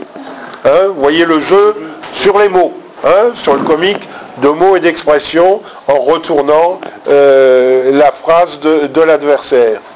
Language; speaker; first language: French; native; French